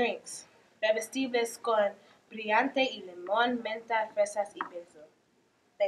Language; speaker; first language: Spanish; non-native, learner; English